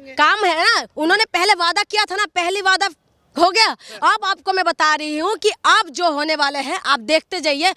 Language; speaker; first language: Hindi; non-native, local second language; Assamese